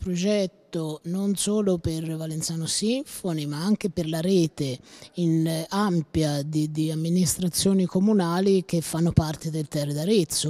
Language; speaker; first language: Italian; native; Italian